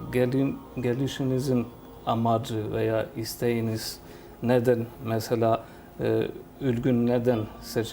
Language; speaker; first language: Turkish; non-native, fluent; Albanian